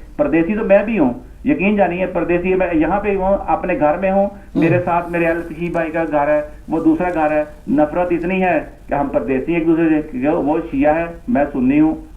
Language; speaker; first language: Urdu; non-native, local second language; Punjabi